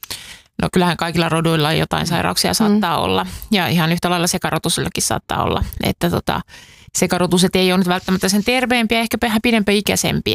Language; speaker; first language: Finnish; native; Finnish